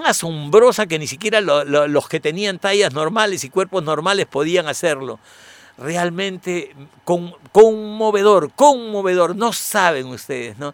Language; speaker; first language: Spanish; native; Spanish